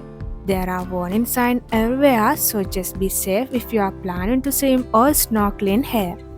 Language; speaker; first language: English; non-native, fluent; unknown